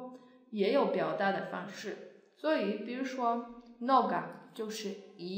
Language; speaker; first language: Chinese; non-native, fluent; Polish